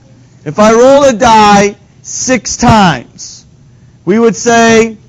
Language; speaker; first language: English; native; English